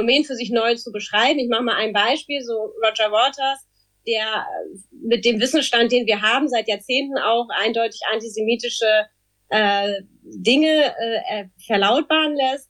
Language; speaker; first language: German; native; German